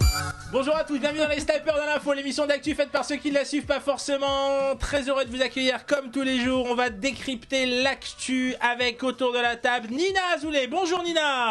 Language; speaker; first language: French; native; French